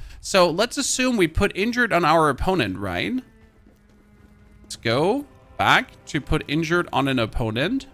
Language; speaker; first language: English; non-native, fluent; German